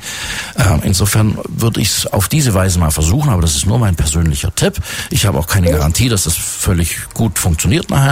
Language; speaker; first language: German; native; German